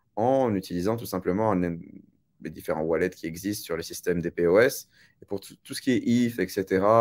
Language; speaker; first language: French; native; French